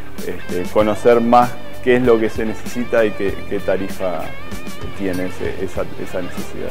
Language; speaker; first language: Spanish; native; Spanish